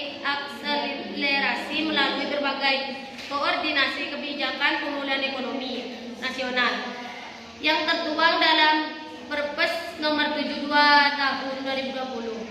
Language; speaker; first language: Indonesian; native; Indonesian